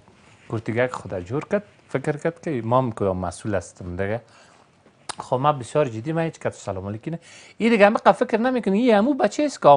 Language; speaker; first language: Persian; native; Persian